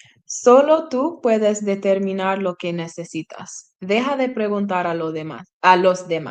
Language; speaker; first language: Spanish; non-native, learner; English